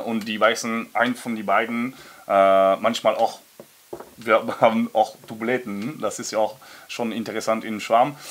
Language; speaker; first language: German; non-native, learner; French